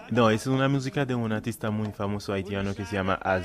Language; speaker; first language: Spanish; non-native, fluent; Haitian Creole